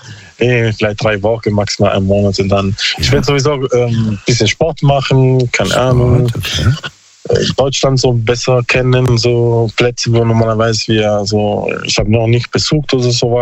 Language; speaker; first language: German; non-native, learner; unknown